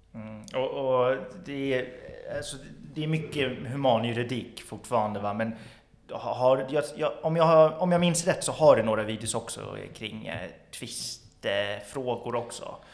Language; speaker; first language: Swedish; native; Swedish